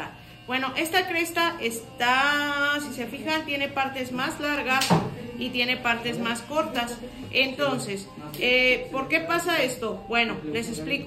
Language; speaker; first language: Spanish; native; Spanish